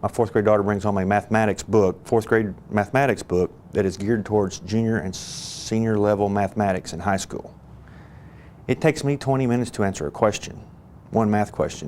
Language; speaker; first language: English; native; English